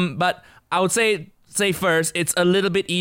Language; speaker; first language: English; non-native, local second language; Cantonese